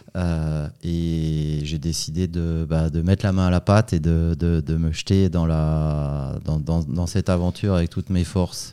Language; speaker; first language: French; native; French